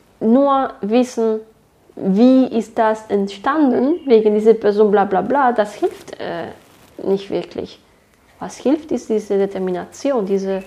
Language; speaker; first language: German; non-native, fluent; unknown